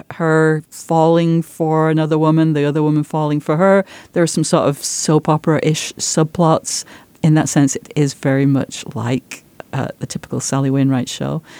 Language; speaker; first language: English; native; English